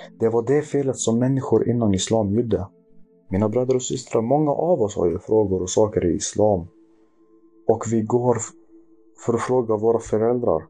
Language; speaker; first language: Swedish; early bilingual, other home language; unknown